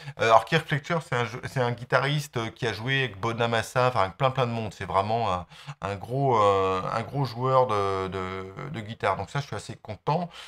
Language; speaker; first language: French; native; French